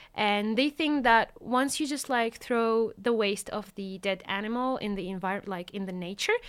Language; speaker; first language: English; non-native, fluent; Arabic